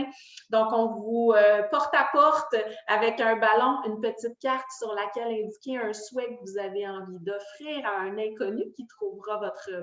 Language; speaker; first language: French; native; French